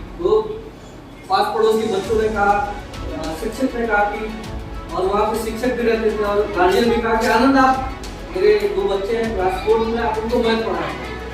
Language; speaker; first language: Hindi; native; Hindi